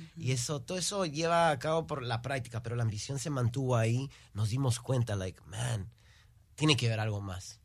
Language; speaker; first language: Spanish; early bilingual, heritage; Spanish